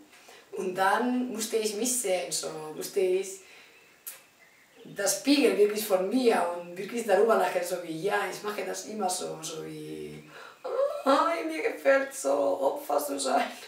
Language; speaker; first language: German; non-native, learner; Spanish